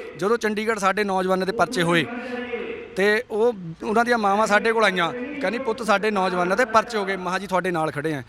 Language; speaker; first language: Punjabi; native; Punjabi